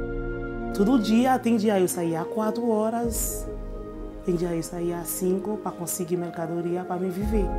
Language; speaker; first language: Portuguese; non-native, learner; Haitian Creole